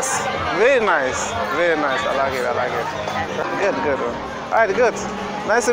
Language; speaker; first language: English; non-native, learner; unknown